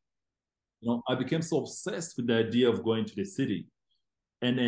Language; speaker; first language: English; non-native, local second language; Acoli